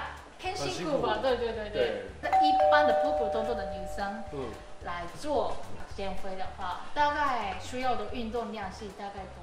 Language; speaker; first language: Chinese; non-native, learner; Japanese